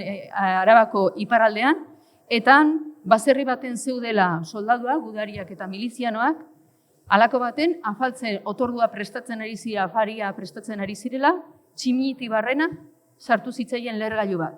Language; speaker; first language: Basque; native; Basque